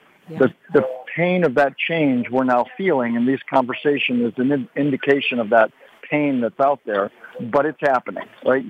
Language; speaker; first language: English; native; English